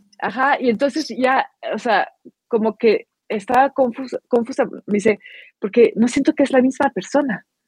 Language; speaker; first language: Spanish; non-native, fluent; French